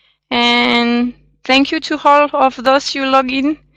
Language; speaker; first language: English; non-native, fluent; French